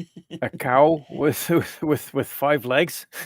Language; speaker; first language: English; native; English